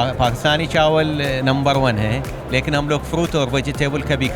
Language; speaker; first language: Hindi; non-native, learner; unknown